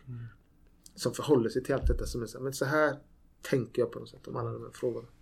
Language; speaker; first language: Swedish; native; Swedish